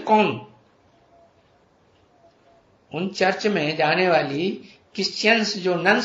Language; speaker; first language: Hindi; native; Hindi